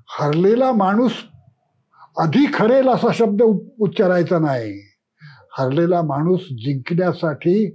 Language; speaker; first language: Marathi; native; Marathi